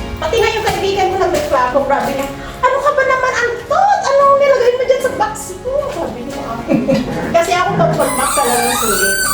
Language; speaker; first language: Filipino; native; Filipino